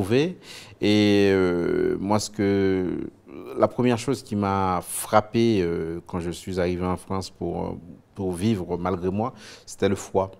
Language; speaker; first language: French; non-native, local second language; Haitian Creole